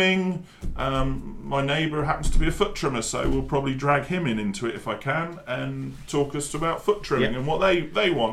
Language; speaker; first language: English; native; English